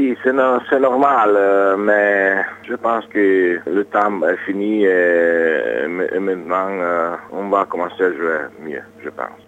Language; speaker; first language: French; non-native, learner; Italian